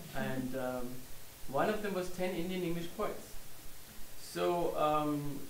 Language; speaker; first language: English; non-native, fluent; German